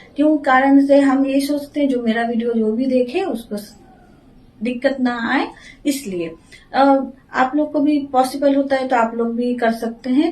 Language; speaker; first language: Hindi; non-native, local second language; Bangla